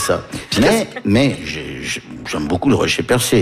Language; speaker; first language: French; early bilingual, other home language; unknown